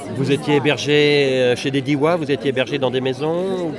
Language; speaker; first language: French; native; French